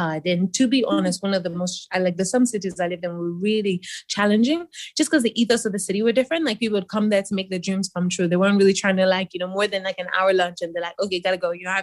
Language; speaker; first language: English; non-native, local second language; Yoruba